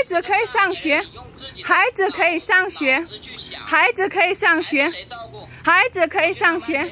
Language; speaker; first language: Chinese; non-native, fluent; Indonesian